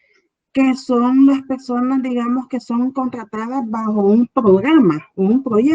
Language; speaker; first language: Spanish; native; Spanish